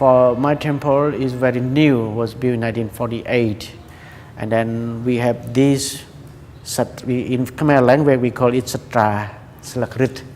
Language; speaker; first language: English; non-native, learner; Khmer